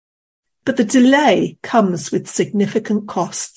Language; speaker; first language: English; native; English